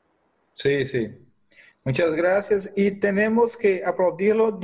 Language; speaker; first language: Spanish; non-native, learner; Portuguese